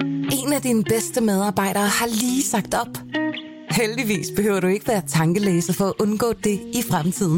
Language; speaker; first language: Danish; native; Danish